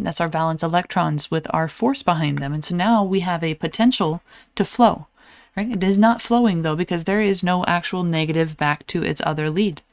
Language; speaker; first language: English; native; English